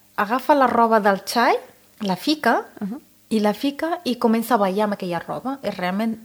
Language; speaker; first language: Catalan; non-native, fluent; Arabic